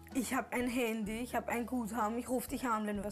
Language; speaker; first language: German; early bilingual, other home language; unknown